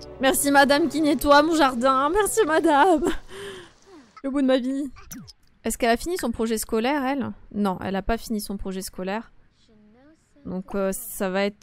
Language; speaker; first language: French; native; French